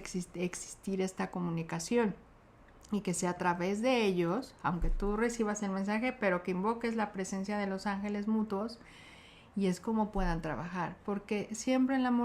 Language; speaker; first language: Spanish; native; Spanish